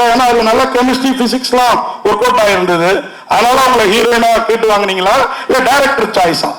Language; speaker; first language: Tamil; native; Tamil